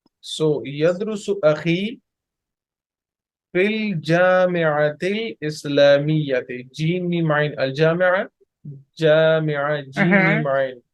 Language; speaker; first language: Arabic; non-native, fluent; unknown